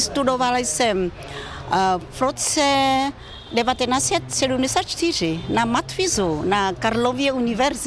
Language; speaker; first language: Czech; non-native, fluent; Vietnamese